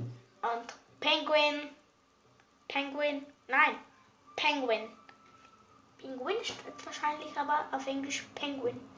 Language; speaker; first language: German; non-native, learner; Bulgarian